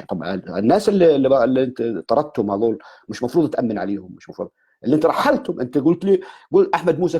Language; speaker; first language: Arabic; native; Arabic